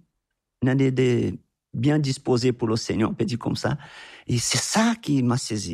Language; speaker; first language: French; non-native, fluent; Portuguese